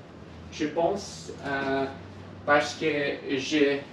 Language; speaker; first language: French; non-native, learner; English